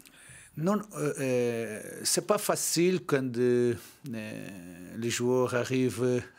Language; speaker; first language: French; non-native, learner; Portuguese